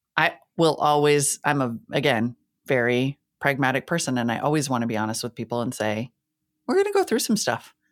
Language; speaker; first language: English; native; English